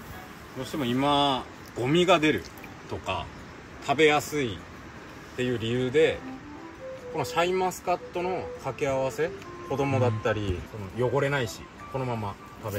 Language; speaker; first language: Japanese; native; Japanese